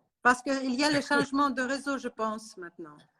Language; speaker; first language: French; non-native, learner; Russian